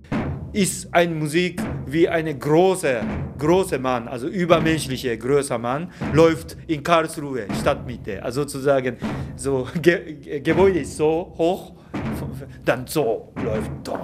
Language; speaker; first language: German; non-native, fluent; Japanese